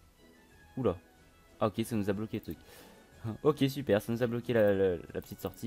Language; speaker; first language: French; native; French